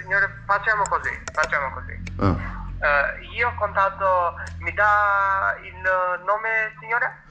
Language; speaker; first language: Italian; non-native, local second language; Albanian